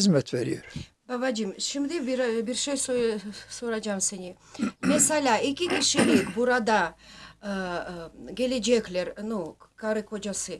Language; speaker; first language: Turkish; non-native, learner; Russian